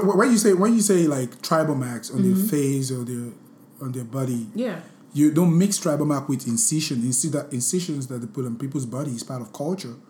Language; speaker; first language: English; non-native, local second language; Yoruba